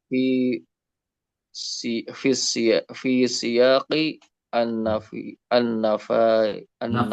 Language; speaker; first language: Arabic; non-native, learner; Indonesian